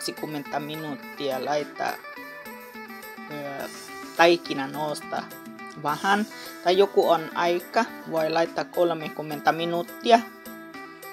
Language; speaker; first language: Finnish; non-native, learner; Northeastern Thai